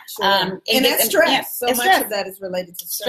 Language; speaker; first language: English; native; English